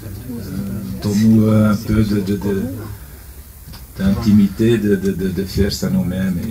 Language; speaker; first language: French; non-native, local second language; Dutch